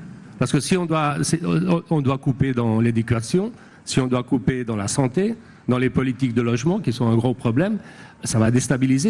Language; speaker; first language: French; non-native, fluent; Spanish